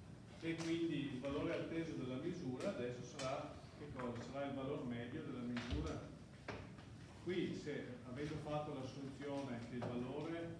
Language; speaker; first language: Italian; native; Italian